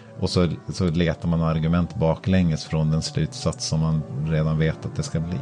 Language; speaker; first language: Swedish; native; Swedish